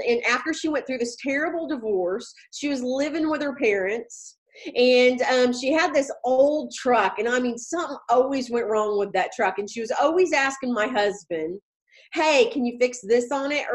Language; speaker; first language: English; native; English